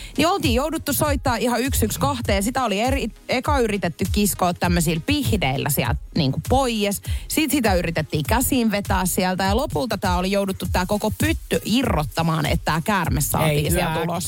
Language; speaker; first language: Finnish; native; Finnish